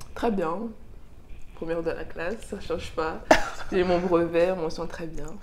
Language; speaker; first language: French; native; French